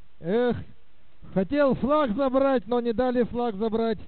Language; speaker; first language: Russian; native; Russian